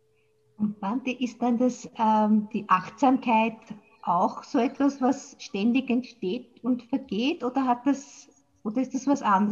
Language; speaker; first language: German; native; German